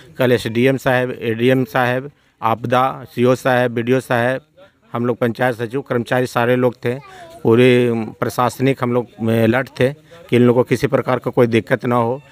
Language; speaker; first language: Hindi; native; Hindi